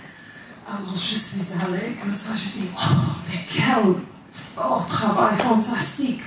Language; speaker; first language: French; non-native, fluent; English